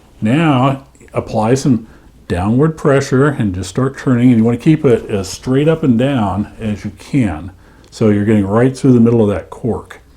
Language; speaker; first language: English; native; English